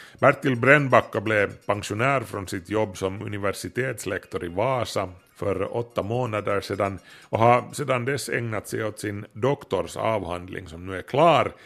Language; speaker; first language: Swedish; native; Swedish